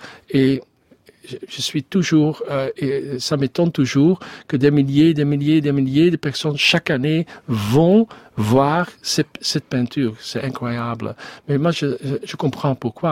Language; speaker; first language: French; non-native, learner; Dutch